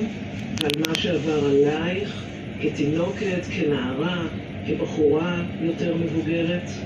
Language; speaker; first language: Hebrew; native; Hebrew